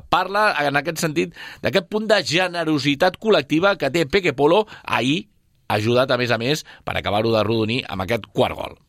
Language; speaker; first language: Catalan; native; Catalan